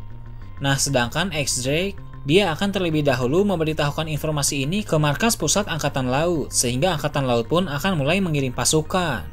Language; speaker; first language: Indonesian; native; Indonesian